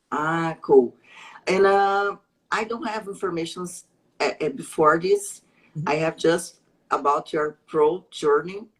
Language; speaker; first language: English; non-native, learner; Portuguese